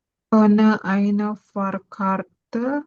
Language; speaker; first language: German; non-native, learner; Indonesian